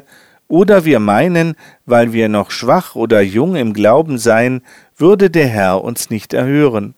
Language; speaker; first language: German; native; German